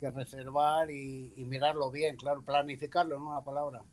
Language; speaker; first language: Spanish; native; Spanish